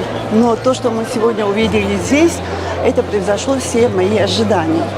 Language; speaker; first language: Russian; non-native, fluent; Georgian